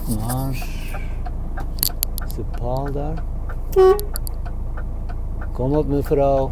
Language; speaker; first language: Dutch; non-native, fluent; Turkish